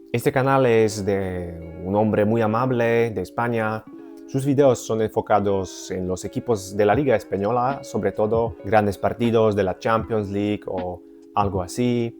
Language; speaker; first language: Spanish; non-native, fluent; Polish